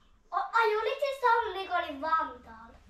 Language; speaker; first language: Finnish; early bilingual, other home language; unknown